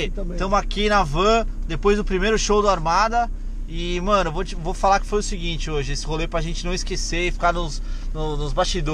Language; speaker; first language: Portuguese; native; Portuguese